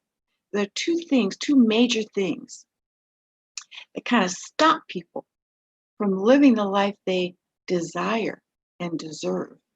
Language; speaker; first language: English; native; English